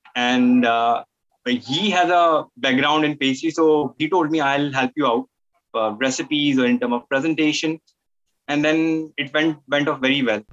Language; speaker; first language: English; non-native, local second language; Hindi